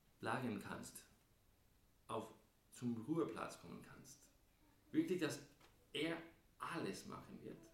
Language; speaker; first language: German; non-native, fluent; English